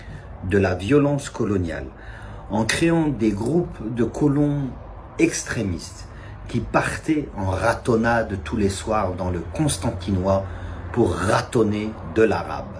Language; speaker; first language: French; non-native, local second language; Kabyle